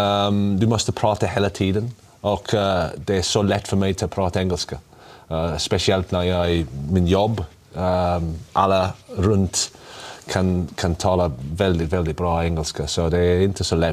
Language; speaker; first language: Swedish; non-native, learner; English